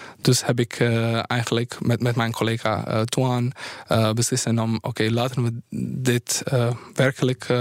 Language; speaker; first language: Dutch; non-native, fluent; Bosnian